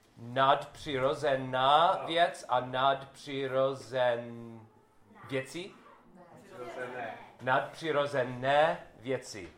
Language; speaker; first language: Czech; non-native, learner; English